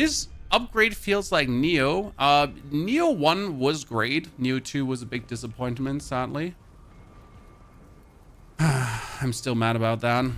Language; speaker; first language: English; non-native, fluent; German